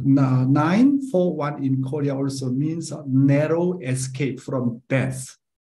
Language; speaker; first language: English; non-native, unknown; Korean